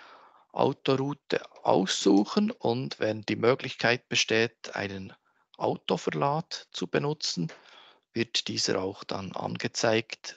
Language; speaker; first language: German; native; German